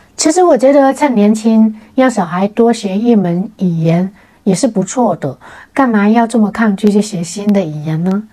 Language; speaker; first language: Chinese; native; Chinese